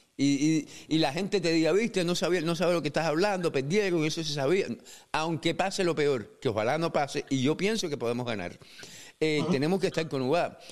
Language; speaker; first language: Spanish; native; Spanish